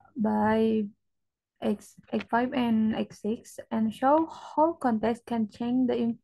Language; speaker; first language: English; non-native, learner; Indonesian